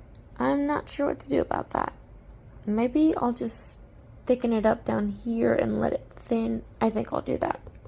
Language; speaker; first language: English; native; English